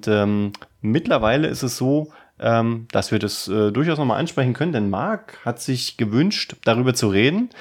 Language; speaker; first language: German; native; German